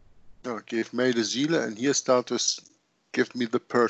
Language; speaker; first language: Dutch; native; Dutch